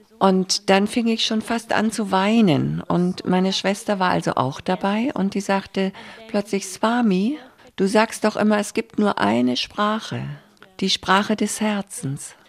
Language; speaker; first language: German; native; German